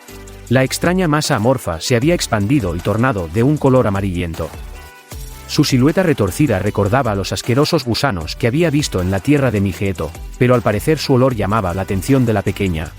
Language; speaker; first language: Spanish; native; Spanish